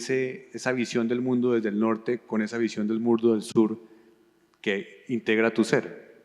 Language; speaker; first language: Spanish; native; Spanish